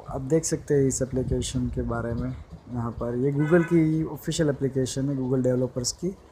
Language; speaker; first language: Hindi; non-native, local second language; Gujarati